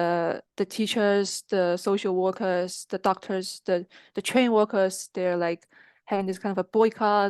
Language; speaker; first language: English; non-native, fluent; Chinese